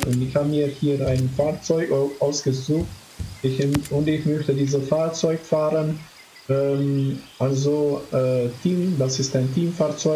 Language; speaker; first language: German; non-native, fluent; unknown